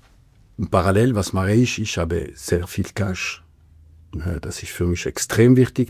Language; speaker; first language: German; non-native, local second language; French